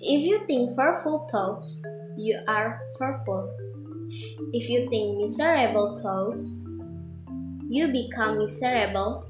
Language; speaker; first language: English; non-native, fluent; Indonesian